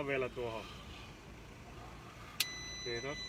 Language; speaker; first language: Finnish; native; Finnish